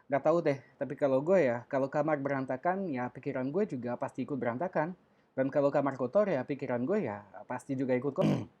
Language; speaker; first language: Indonesian; non-native, fluent; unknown